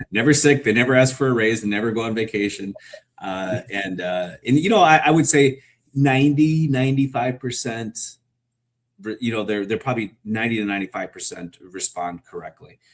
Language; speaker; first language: English; native; English